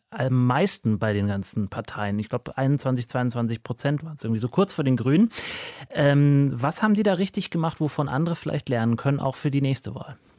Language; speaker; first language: German; native; German